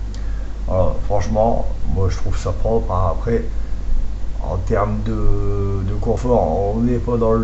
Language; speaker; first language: French; native; French